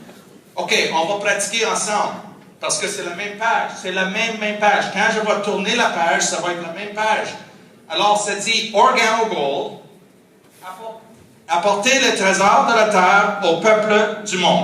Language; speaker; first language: French; non-native, fluent; English